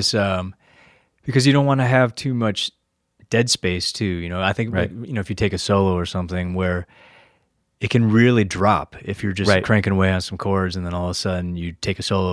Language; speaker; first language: English; native; English